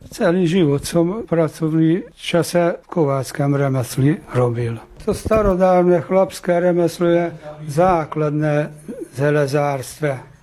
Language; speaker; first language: Slovak; native; Slovak